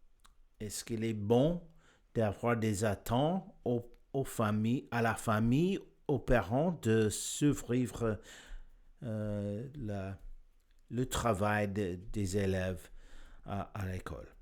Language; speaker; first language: French; non-native, learner; English